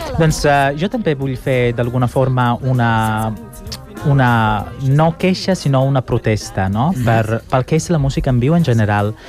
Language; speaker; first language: Catalan; non-native, fluent; Italian